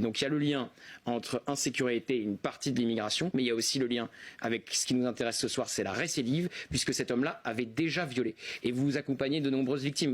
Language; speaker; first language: French; native; French